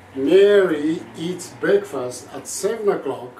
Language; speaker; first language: English; non-native, fluent; Japanese